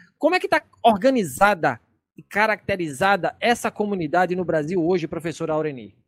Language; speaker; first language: Portuguese; native; Portuguese